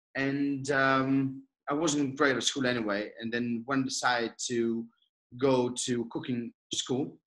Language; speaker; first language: English; non-native, fluent; Greek